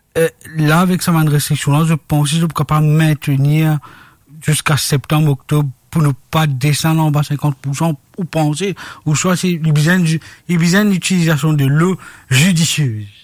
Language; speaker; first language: French; non-native, local second language; Morisyen